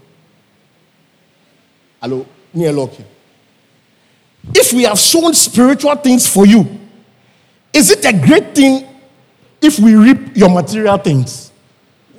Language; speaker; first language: English; non-native, local second language; Akan